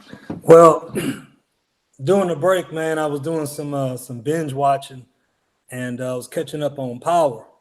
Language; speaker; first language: English; native; English